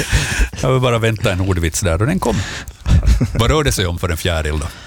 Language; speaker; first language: Swedish; native; Swedish